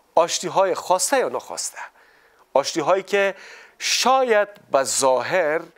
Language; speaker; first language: Persian; native; Persian